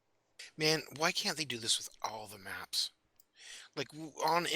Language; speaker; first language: English; native; English